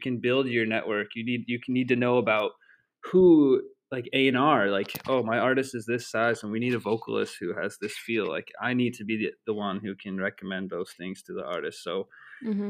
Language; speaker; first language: English; native; English